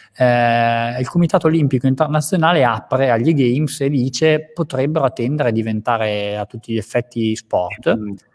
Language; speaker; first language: Italian; native; Italian